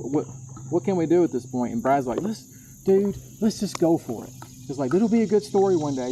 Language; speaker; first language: English; native; English